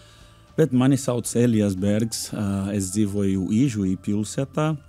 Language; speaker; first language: Latvian; non-native, learner; Portuguese